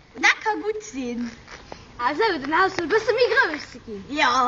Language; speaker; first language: German; non-native, local second language; Luxembourgish